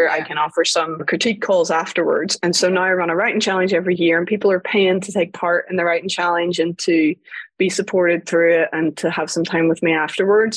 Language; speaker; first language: English; native; English